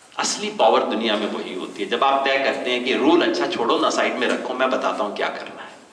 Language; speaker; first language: Hindi; native; Hindi